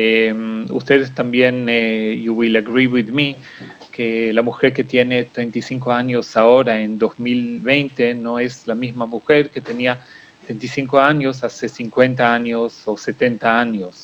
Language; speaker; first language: Spanish; non-native, fluent; Hebrew